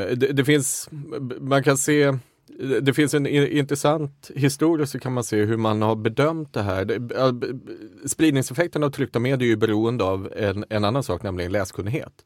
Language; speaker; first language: Swedish; native; Swedish